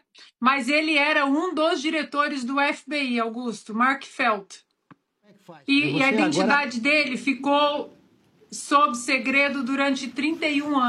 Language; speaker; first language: Portuguese; native; Portuguese